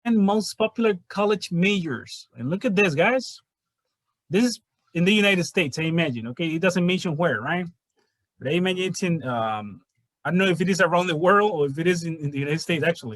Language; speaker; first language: English; non-native, fluent; Spanish